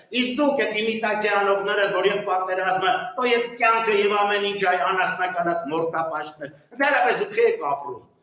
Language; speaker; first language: Armenian; native; Armenian